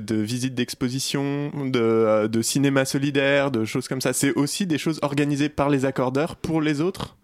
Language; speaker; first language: French; non-native, fluent; Bulgarian